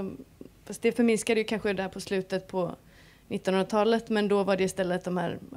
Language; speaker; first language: Swedish; non-native, fluent; Icelandic